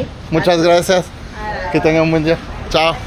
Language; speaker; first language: Spanish; non-native, fluent; French